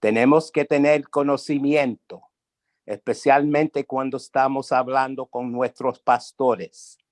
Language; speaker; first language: Spanish; early bilingual, heritage; Spanish